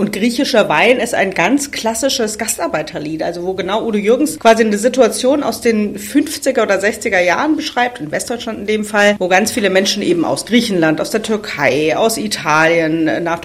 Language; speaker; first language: German; native; German